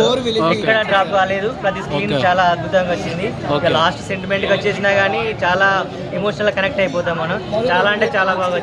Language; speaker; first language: Telugu; native; Telugu